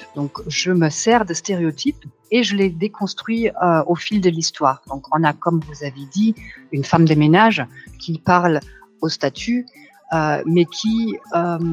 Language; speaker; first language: French; non-native, fluent; German